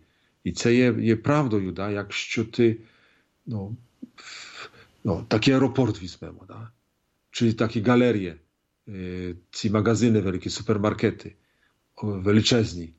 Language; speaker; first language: Polish; non-native, learner; Ukrainian